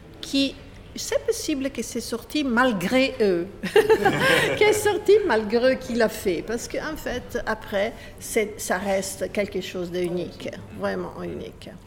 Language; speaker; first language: French; non-native, fluent; Italian